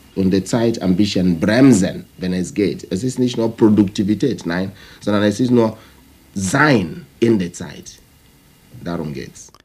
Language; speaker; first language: German; non-native, fluent; Igbo